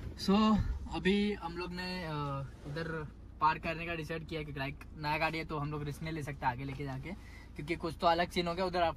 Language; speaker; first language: Hindi; non-native, local second language; Marathi